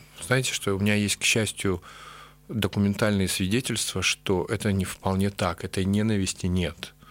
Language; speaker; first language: Russian; native; Russian